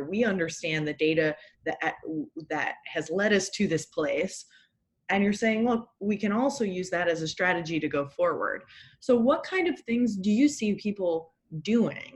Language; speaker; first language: English; native; English